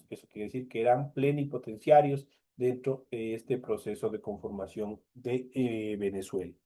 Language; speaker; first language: Spanish; native; Spanish